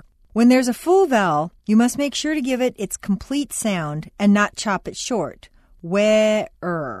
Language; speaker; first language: English; native; English